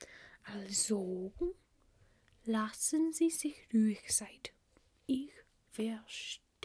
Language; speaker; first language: German; non-native, learner; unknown